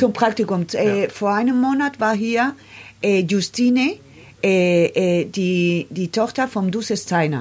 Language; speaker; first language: German; non-native, learner; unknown